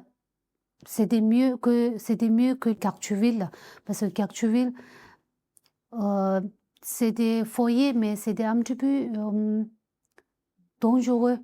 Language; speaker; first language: French; non-native, learner; Tibetan